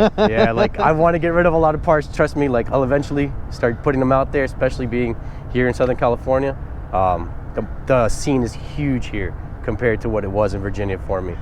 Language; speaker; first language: English; native; English